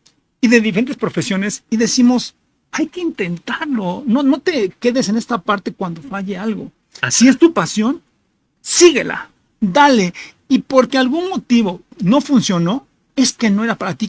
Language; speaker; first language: Spanish; native; Spanish